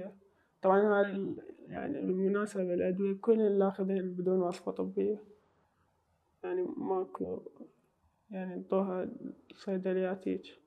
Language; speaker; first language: Arabic; native; Arabic